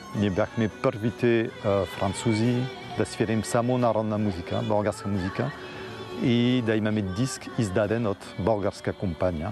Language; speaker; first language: Bulgarian; non-native, fluent; French